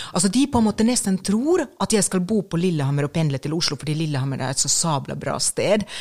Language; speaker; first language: Norwegian; non-native, fluent; Finnish